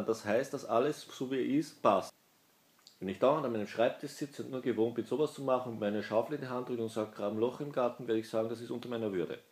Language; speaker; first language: German; native; German